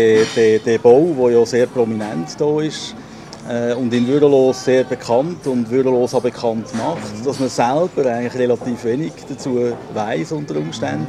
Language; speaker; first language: German; native; German